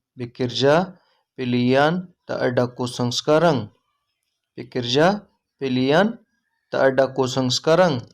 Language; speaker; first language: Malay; non-native, learner; Urdu